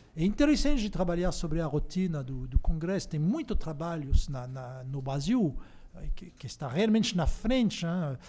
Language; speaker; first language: Portuguese; non-native, fluent; French